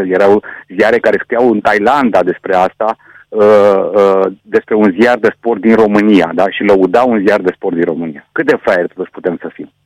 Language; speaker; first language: Romanian; non-native, local second language; Hungarian